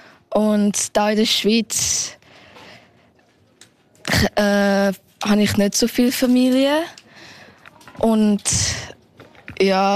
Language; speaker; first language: German; early bilingual, heritage; Thai